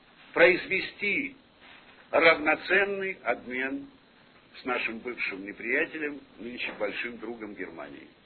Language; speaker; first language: Russian; native; Russian